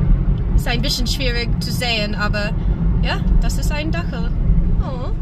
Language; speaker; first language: German; non-native, learner; English